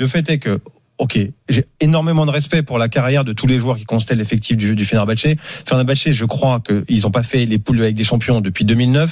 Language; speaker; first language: French; native; French